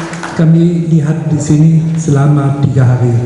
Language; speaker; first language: Indonesian; non-native, fluent; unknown